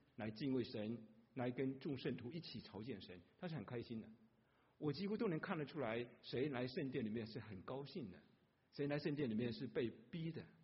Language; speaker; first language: Chinese; non-native, local second language; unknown